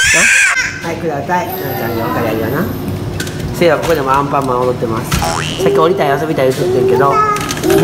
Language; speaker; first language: Japanese; native; Japanese